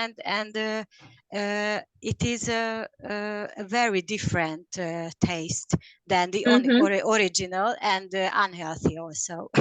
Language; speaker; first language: English; non-native, learner; Hungarian